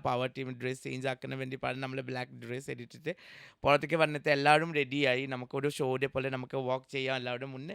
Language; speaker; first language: Malayalam; non-native, local second language; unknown